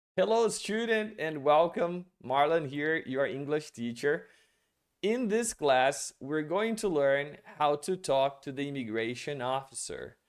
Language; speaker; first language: English; non-native, fluent; Portuguese